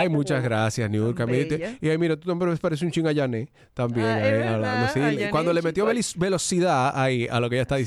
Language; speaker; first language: Spanish; native; Spanish